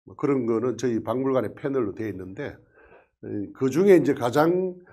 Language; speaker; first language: Korean; native; Korean